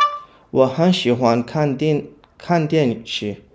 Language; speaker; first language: Chinese; non-native, learner; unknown